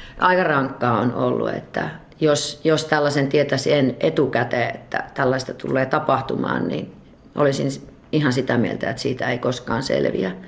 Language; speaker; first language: Finnish; native; Finnish